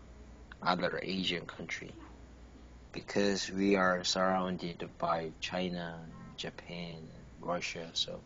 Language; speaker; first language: English; non-native, learner; Korean